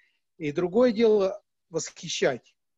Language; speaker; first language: Russian; native; Russian